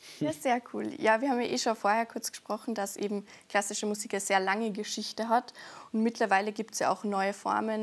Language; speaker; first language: German; native; German